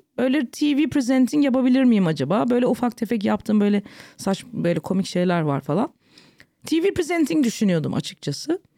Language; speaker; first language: Turkish; early bilingual, heritage; Turkish